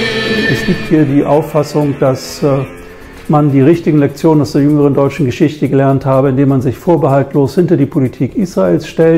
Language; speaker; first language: German; native; German